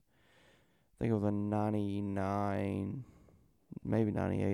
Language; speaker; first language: English; native; English